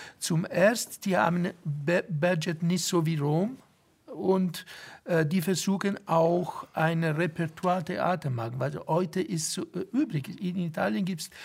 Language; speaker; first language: German; non-native, fluent; Italian